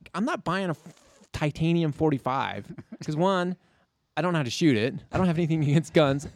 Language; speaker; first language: English; native; English